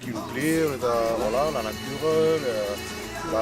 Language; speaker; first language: French; native; French